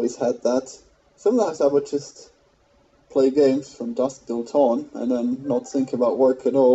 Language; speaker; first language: English; non-native, fluent; German